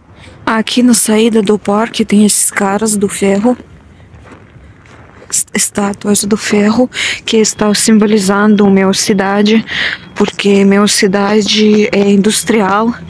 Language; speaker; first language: Portuguese; non-native, learner; Russian